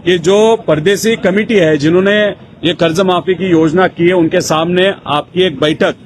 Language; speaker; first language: Hindi; non-native, local second language; Marathi